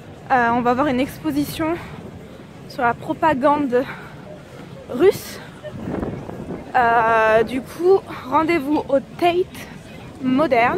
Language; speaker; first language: French; native; French